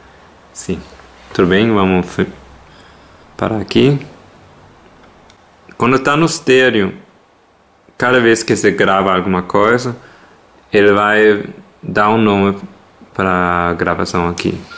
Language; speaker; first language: Portuguese; non-native, fluent; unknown